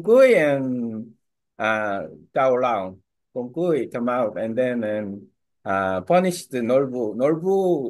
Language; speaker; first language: English; non-native, learner; Korean